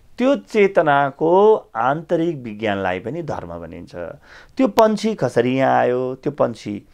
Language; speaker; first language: Nepali; native; Nepali